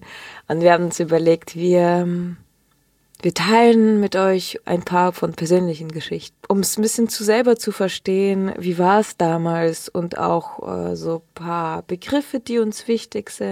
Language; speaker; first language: German; early bilingual, other home language; Russian